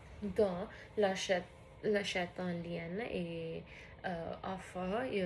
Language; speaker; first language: French; non-native, learner; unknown